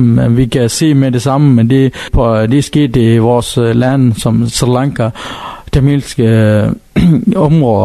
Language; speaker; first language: Danish; non-native, learner; Tamil